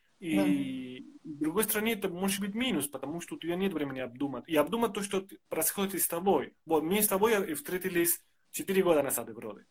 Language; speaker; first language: Russian; non-native, fluent; Spanish